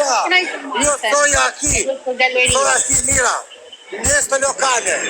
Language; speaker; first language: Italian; non-native, learner; Albanian